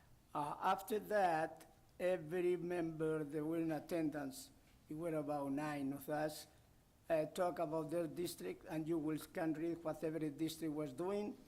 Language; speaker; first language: English; non-native, fluent; Spanish